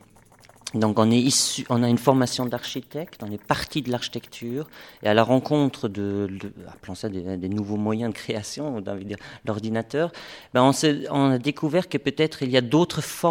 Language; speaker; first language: French; non-native, fluent; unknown